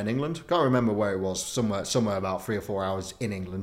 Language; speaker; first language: English; native; English